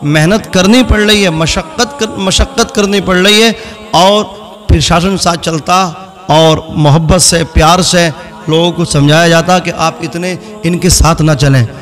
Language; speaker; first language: Hindi; native; Hindi